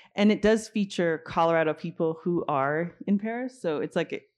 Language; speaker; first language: English; native; English